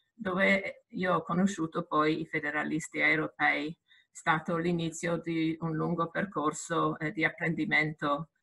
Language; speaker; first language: Italian; non-native, fluent; English